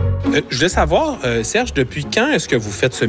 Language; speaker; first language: French; native; French